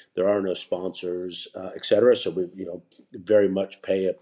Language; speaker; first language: English; native; English